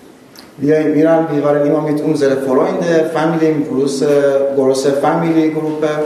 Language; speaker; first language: German; non-native, learner; Persian